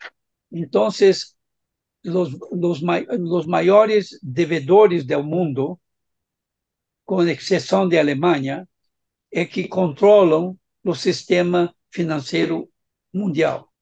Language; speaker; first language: Spanish; non-native, fluent; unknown